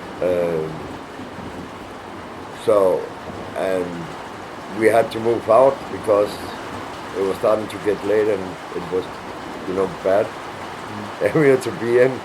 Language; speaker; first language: English; non-native, fluent; Danish